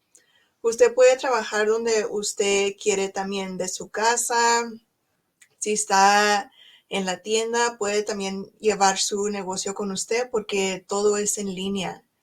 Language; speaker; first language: Spanish; early bilingual, other home language; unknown